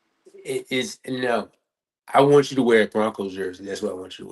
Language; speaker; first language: English; native; English